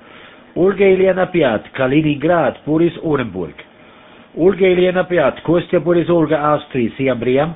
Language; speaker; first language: Russian; non-native, learner; German